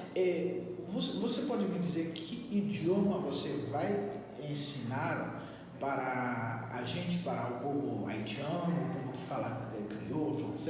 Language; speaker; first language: Portuguese; non-native, fluent; Haitian Creole